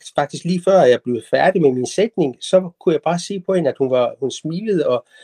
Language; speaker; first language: Danish; non-native, fluent; Persian